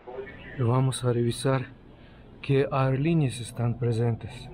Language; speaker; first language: Spanish; non-native, fluent; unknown